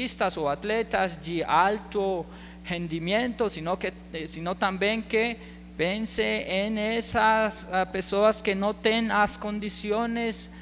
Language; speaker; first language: Portuguese; non-native, learner; Spanish